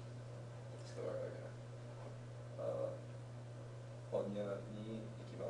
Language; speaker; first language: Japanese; non-native, learner; English